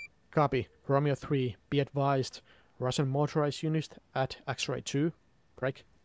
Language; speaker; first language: English; non-native, fluent; Finnish